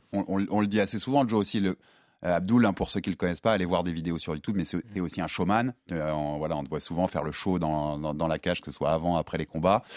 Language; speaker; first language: French; native; French